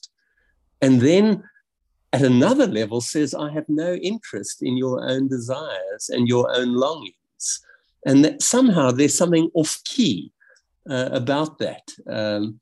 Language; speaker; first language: English; native; English